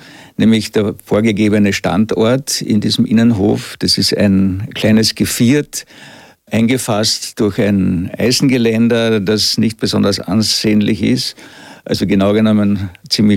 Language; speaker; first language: German; native; German